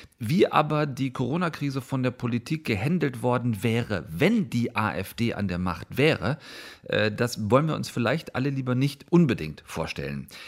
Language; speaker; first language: German; native; German